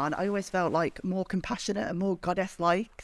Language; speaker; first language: English; native; English